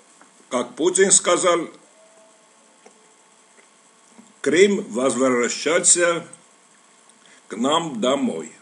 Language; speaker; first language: Russian; non-native, local second language; Armenian